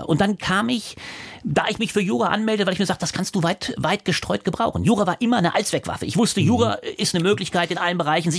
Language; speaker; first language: German; native; German